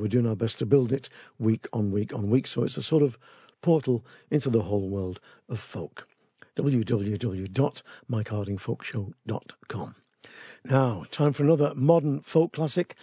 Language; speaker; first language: English; native; English